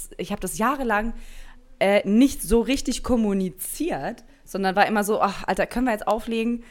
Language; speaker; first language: German; native; German